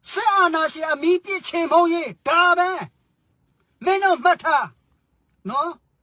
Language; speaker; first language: Burmese; native; Burmese